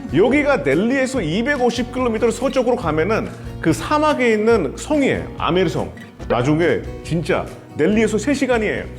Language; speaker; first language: Korean; non-native, fluent; Hindi